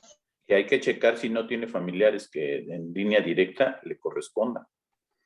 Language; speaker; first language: Spanish; native; Spanish